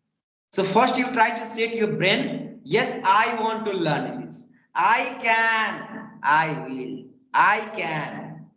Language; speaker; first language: English; non-native, learner; Bhojpuri